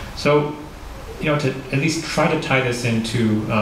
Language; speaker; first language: English; native; English